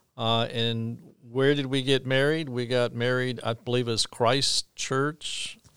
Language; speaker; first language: English; native; English